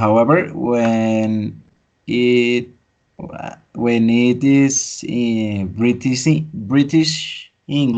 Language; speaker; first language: English; non-native, fluent; Spanish